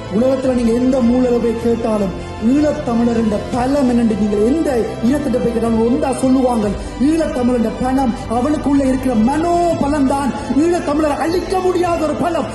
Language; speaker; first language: Tamil; early bilingual, heritage; Tamil